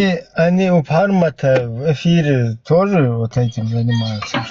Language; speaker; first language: Russian; native; Russian